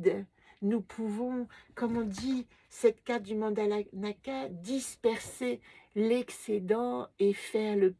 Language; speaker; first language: French; native; French